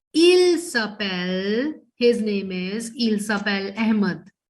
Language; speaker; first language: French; non-native, fluent; Hindi